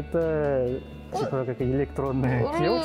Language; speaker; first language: Russian; non-native, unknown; Korean